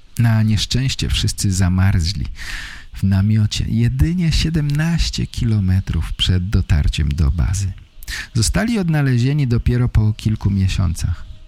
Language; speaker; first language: Polish; native; Polish